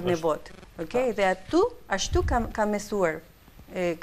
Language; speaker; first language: Albanian; non-native, learner; Spanish